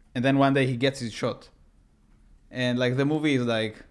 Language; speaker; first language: English; non-native, fluent; Hebrew